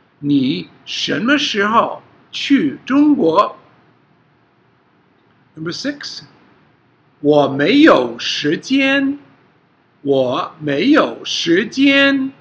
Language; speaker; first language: Chinese; non-native, fluent; English